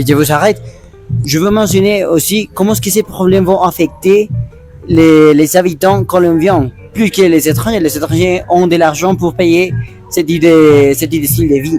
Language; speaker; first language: French; non-native, learner; Spanish